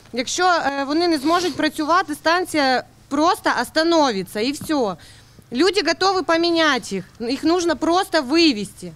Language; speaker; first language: Ukrainian; non-native, local second language; Russian